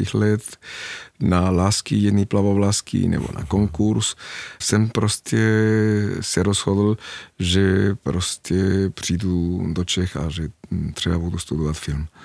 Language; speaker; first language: Czech; non-native, fluent; Spanish